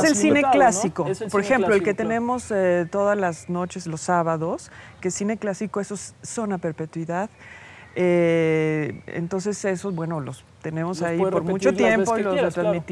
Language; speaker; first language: Spanish; native; Spanish